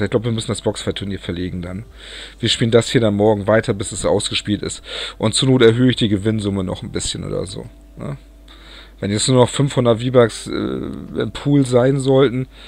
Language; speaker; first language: German; native; German